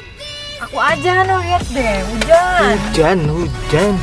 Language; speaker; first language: Indonesian; native; Indonesian